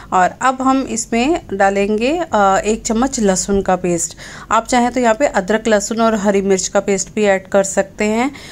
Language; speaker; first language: Hindi; non-native, local second language; Punjabi